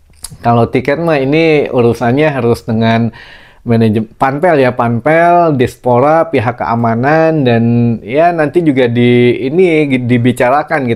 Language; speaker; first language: Indonesian; native; Indonesian